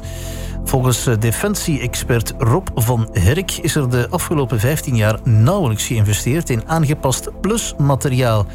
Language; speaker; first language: Dutch; native; Dutch